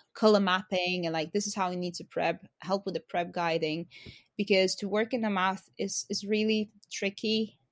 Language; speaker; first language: English; non-native, fluent; Lithuanian